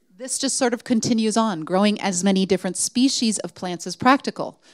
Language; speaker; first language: English; native; English